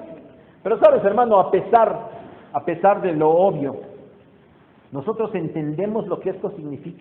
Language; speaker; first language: Spanish; native; Spanish